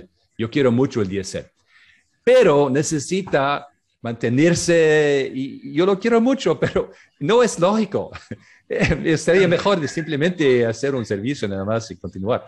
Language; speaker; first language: Spanish; non-native, learner; English